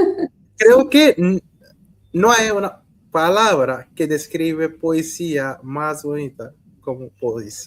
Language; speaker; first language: Spanish; non-native, learner; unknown